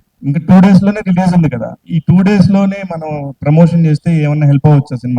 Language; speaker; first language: Telugu; native; Telugu